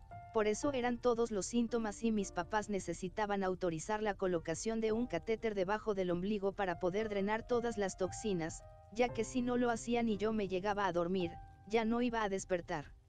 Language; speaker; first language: Spanish; native; Spanish